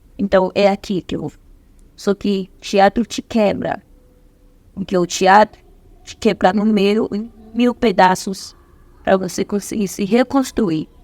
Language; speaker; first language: Portuguese; non-native, fluent; Zulu